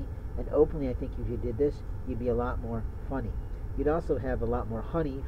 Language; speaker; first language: English; native; English